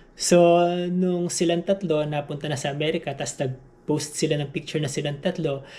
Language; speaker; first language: Filipino; native; Filipino